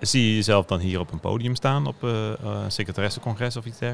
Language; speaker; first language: Dutch; native; Dutch